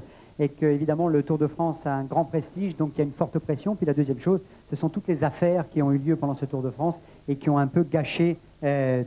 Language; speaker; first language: French; native; French